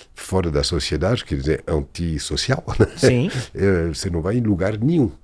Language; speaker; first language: Portuguese; non-native, fluent; French